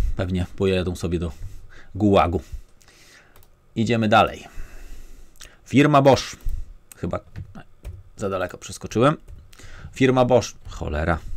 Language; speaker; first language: Polish; native; Polish